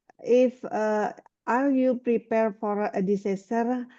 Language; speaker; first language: English; non-native, learner; Indonesian